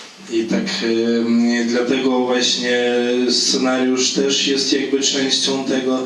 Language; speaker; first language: Polish; non-native, fluent; Belarusian